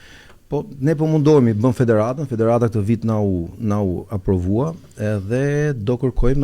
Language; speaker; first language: Albanian; native; Albanian